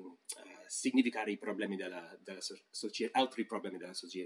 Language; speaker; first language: Italian; non-native, fluent; English